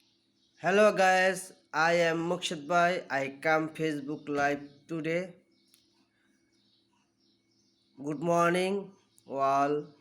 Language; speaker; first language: English; non-native, learner; Bangla